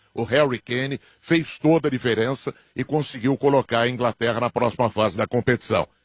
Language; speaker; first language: Portuguese; native; Portuguese